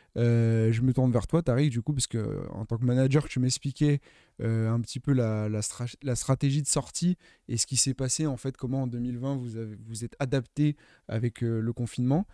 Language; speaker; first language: French; native; French